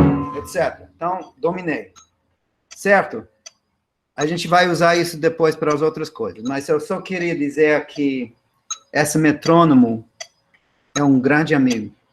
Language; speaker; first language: Portuguese; non-native, fluent; English